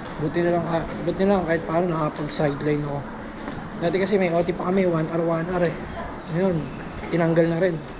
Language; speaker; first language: Filipino; native; Filipino